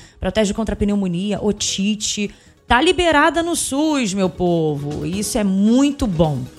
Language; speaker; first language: Portuguese; native; Portuguese